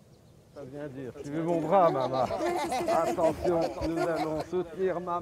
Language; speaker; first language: French; native; French